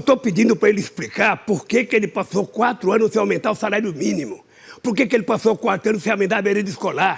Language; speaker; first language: Portuguese; native; Portuguese